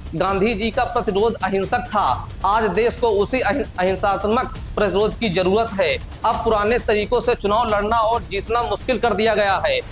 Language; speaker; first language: Hindi; native; Hindi